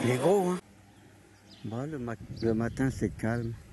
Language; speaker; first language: French; native; French